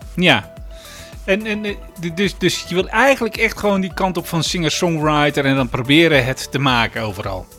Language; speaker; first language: Dutch; native; Dutch